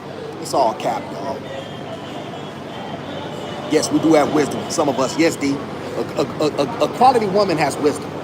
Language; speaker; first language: English; native; English